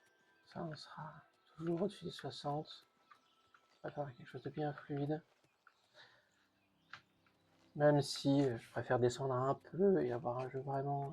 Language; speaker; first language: French; native; French